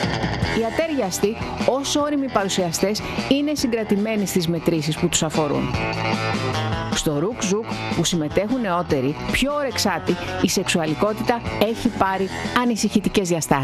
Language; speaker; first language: Greek; native; Greek